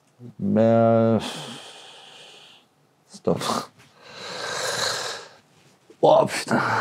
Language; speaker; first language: French; non-native, learner; Albanian